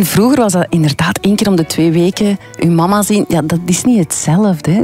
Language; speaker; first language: Dutch; native; Dutch